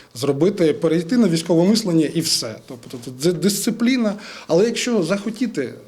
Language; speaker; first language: Ukrainian; non-native, local second language; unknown